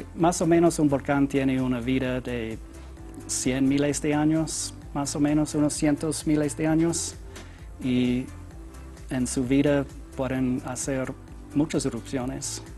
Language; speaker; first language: Spanish; non-native, learner; English